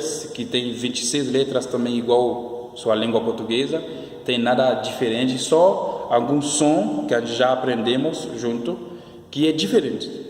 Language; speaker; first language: Portuguese; non-native, fluent; Haitian Creole